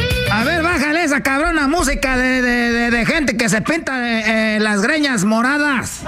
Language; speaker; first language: Spanish; native; Spanish